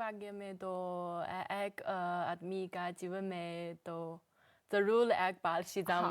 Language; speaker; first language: Hindi; non-native, learner; Chinese